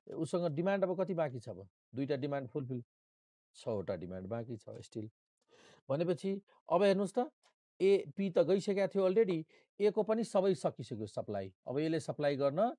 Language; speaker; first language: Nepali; non-native, local second language; Maithili